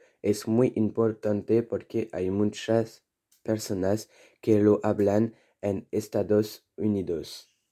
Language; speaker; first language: Spanish; non-native, learner; French